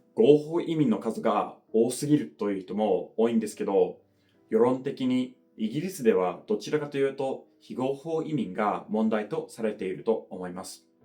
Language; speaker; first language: Japanese; non-native, fluent; English